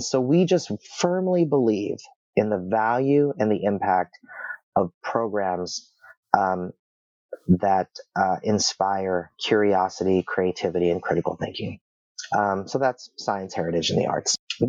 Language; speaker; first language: English; native; English